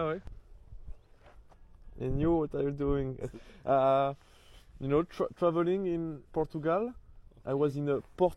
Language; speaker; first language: English; non-native, learner; French